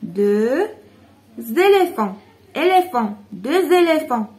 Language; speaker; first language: French; non-native, local second language; Arabic